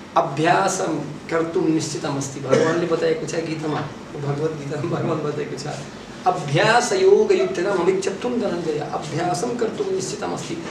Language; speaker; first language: Nepali; non-native, fluent; Russian